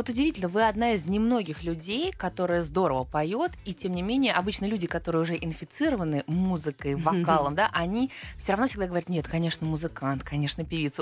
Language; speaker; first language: Russian; native; Russian